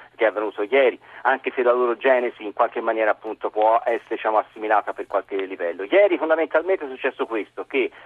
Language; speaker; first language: Italian; native; Italian